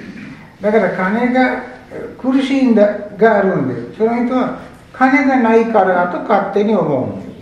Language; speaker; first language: Japanese; non-native, fluent; Sinhala